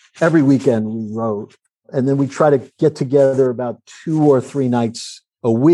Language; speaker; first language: English; native; English